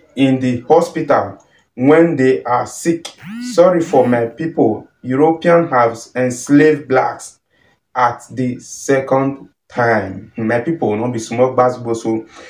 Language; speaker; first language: Nigerian Pidgin; native; Nigerian Pidgin